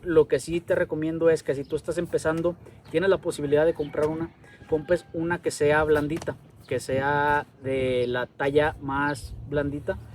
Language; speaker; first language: Spanish; native; Spanish